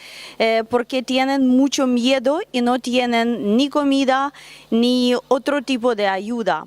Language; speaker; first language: Spanish; non-native, learner; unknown